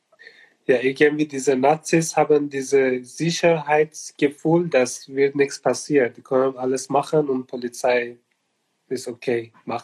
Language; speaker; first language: German; non-native, learner; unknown